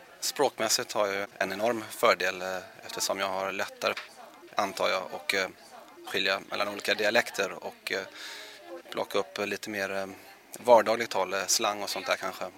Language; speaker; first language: Swedish; native; Swedish